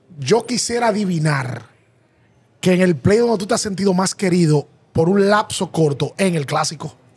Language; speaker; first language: Spanish; native; Spanish